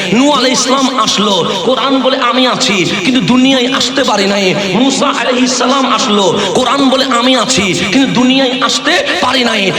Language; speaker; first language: Bangla; non-native, local second language; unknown